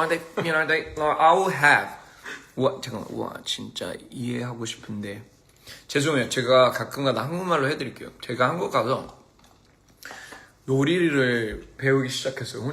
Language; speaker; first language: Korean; early bilingual, heritage; English